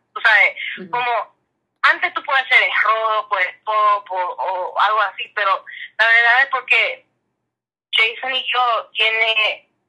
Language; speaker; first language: Spanish; early bilingual, heritage; English